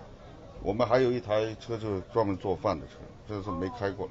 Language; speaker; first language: Chinese; native; Chinese